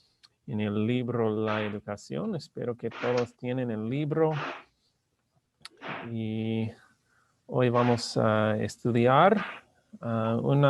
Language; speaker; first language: Spanish; non-native, learner; English